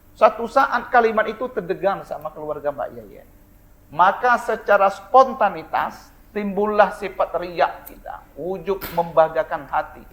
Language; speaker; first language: Indonesian; non-native, local second language; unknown